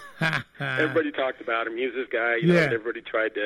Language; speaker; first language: English; native; English